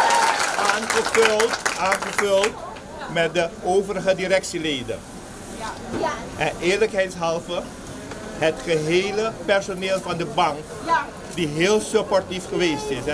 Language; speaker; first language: Dutch; native; Dutch